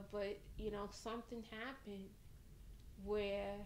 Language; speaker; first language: English; native; English